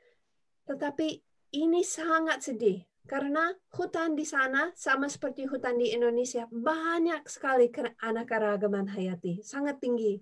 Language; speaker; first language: Indonesian; non-native, fluent; English